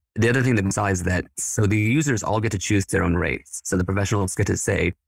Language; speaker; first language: English; early bilingual, other home language; Spanish